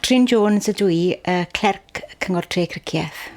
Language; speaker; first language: Welsh; native; Welsh